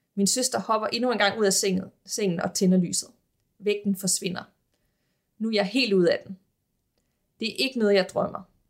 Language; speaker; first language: Danish; native; Danish